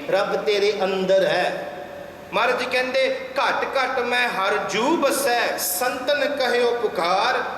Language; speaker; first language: Punjabi; early bilingual, heritage; Punjabi